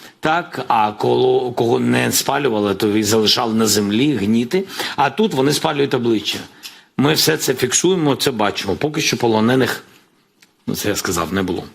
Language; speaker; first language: Ukrainian; non-native, local second language; Russian